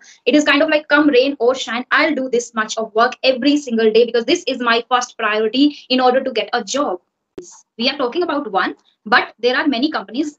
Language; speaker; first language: English; non-native, fluent; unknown